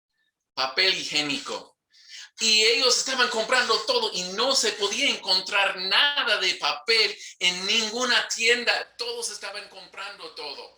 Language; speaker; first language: Spanish; non-native, fluent; English